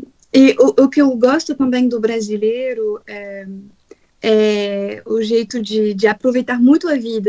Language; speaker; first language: Portuguese; non-native, fluent; French